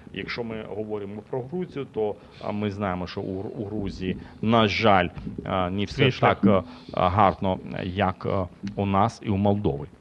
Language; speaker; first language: Ukrainian; non-native, local second language; Russian